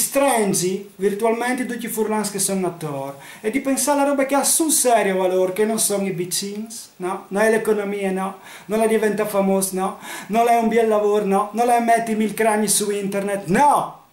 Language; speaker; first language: Italian; non-native, local second language; Friulian